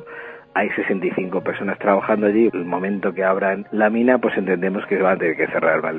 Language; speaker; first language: Spanish; native; Spanish